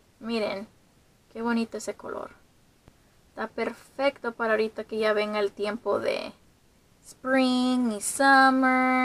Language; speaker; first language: Spanish; early bilingual, heritage; Spanish